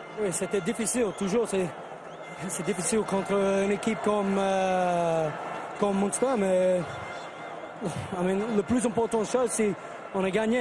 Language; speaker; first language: French; non-native, learner; English